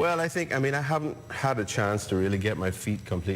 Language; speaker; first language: English; native; English